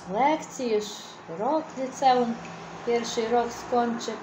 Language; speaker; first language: Polish; non-native, fluent; Ukrainian